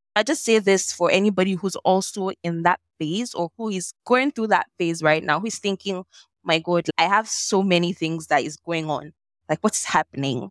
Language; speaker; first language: English; non-native, local second language; Yoruba